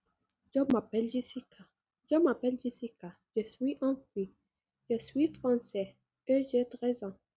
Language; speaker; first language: French; non-native, learner; Arabic